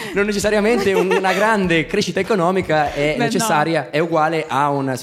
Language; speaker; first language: Italian; native; Italian